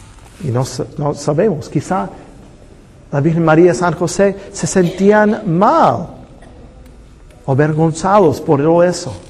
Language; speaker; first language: Spanish; non-native, fluent; English